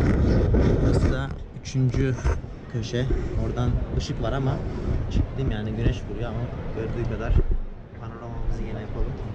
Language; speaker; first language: Turkish; native; Turkish